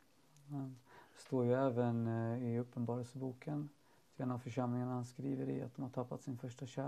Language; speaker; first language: Swedish; native; Swedish